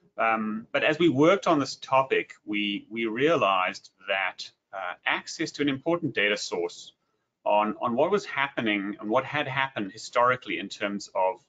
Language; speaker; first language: English; native; English